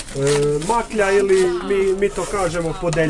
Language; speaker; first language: Croatian; native; Croatian